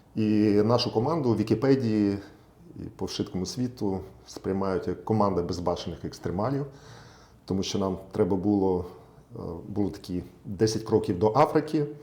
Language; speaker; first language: Ukrainian; native; Ukrainian